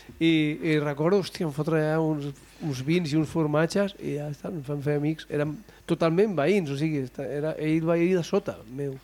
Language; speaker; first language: Catalan; non-native, local second language; Spanish